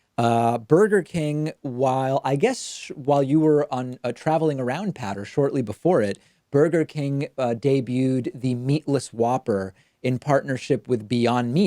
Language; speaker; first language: English; native; English